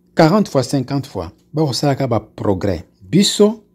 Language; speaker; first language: French; non-native, local second language; Lingala